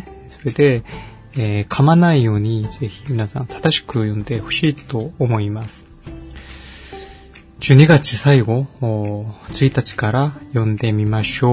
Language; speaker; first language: Japanese; non-native, fluent; Korean